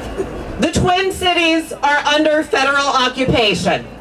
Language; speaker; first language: English; native; English